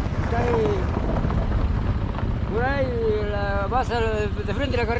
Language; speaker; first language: Spanish; native; Spanish